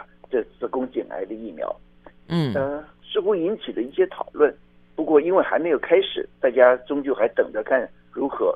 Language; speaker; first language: Chinese; native; Chinese